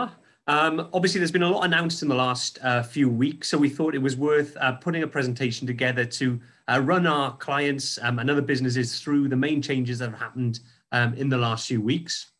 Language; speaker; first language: English; native; English